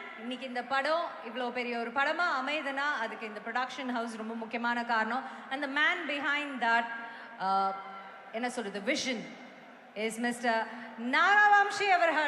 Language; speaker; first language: Tamil; native; Tamil